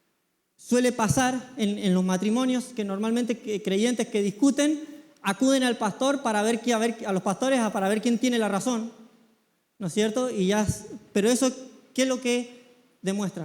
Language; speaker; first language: Spanish; native; Spanish